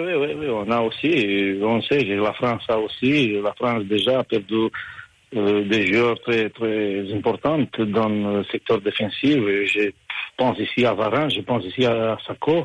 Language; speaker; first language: French; non-native, fluent; Romanian